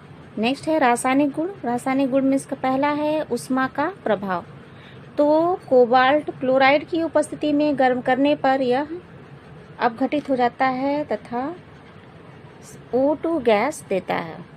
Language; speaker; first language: Hindi; native; Hindi